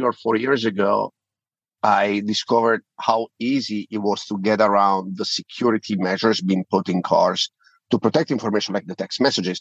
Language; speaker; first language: English; non-native, fluent; Italian